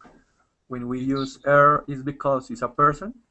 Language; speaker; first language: English; non-native, learner; Spanish